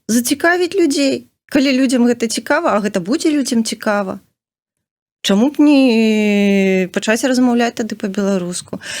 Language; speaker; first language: Belarusian; native; Belarusian